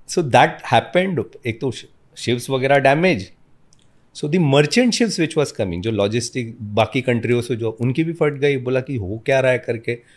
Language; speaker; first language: Hindi; non-native, local second language; Malayalam